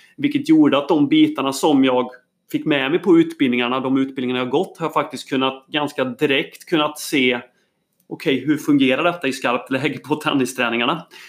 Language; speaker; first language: Swedish; native; Swedish